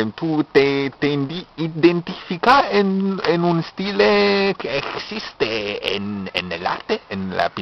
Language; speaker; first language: Spanish; non-native, learner; French